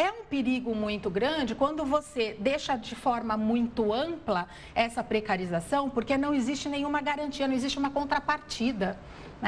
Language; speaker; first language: Portuguese; native; Portuguese